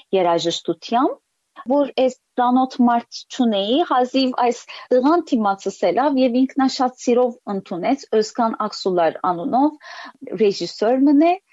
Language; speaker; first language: Armenian; early bilingual, heritage; Armenian